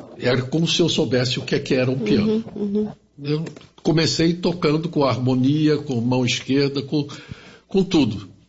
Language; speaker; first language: Portuguese; early bilingual, other home language; German